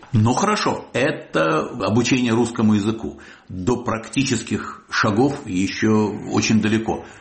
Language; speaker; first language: Russian; native; Russian